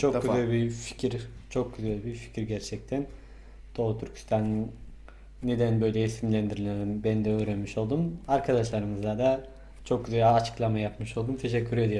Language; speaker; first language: Turkish; non-native, fluent; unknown